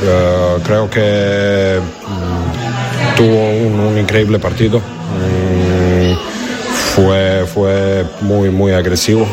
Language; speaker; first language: Spanish; non-native, learner; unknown